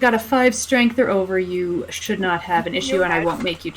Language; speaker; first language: English; native; English